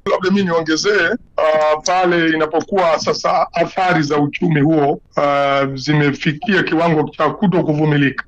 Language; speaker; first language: Swahili; native; Swahili